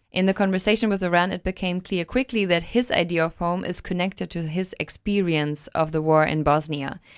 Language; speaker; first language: English; non-native, fluent; German